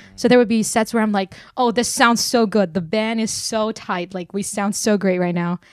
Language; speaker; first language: English; early bilingual, other home language; Burmese